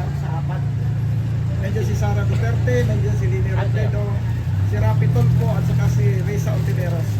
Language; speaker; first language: Filipino; non-native, local second language; Hiligaynon